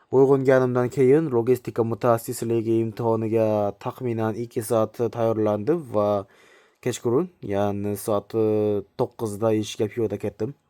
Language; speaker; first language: Uzbek; non-native, learner; Korean